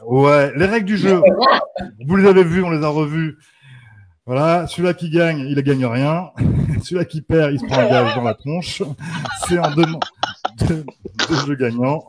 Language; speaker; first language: French; native; French